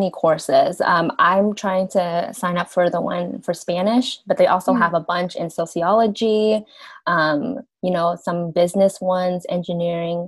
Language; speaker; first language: English; early bilingual, other home language; Vietnamese